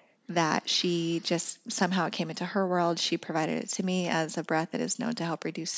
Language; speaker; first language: English; native; English